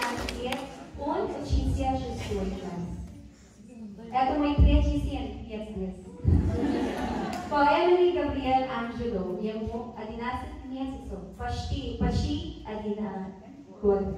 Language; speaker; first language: Russian; non-native, learner; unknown